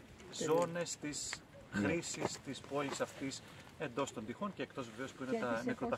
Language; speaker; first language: Greek; native; Greek